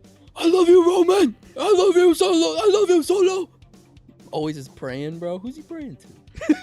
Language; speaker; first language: English; native; English